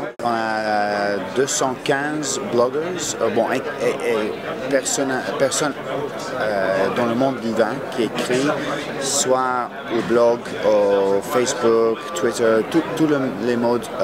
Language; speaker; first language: French; non-native, fluent; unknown